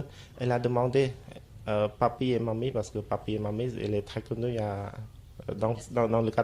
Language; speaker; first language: French; non-native, fluent; Khmer